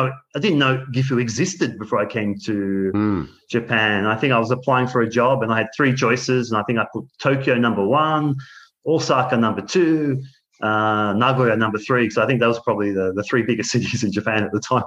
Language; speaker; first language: English; native; English